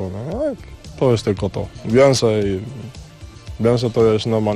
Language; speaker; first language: Polish; non-native, learner; Spanish